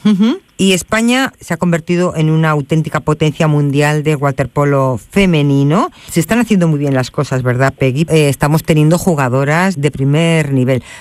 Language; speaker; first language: Spanish; native; Spanish